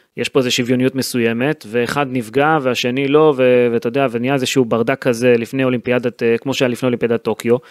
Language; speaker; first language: Hebrew; native; Hebrew